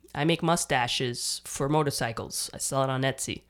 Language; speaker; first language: English; native; English